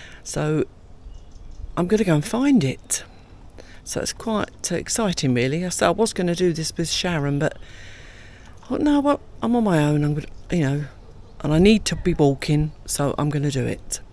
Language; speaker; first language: English; native; English